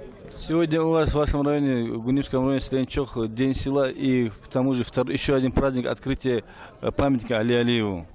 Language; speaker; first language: Russian; native; Russian